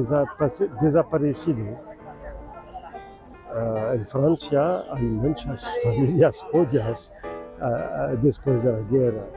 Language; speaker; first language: Spanish; non-native, fluent; French